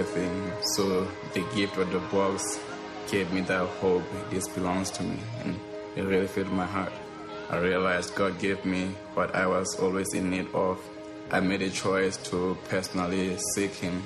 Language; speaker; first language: English; non-native, local second language; Southern Sotho